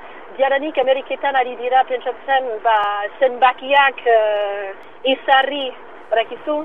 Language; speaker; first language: Basque; non-native, local second language; French